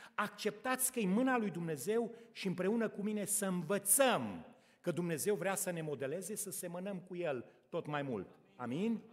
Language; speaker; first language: Romanian; native; Romanian